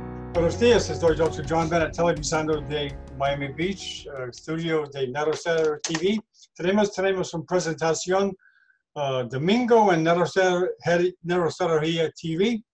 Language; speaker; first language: Spanish; non-native, learner; English